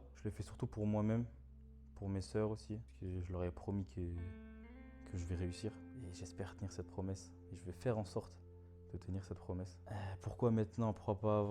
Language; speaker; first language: French; native; French